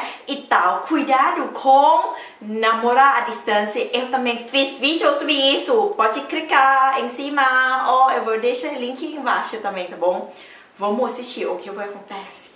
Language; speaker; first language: Portuguese; non-native, learner; Thai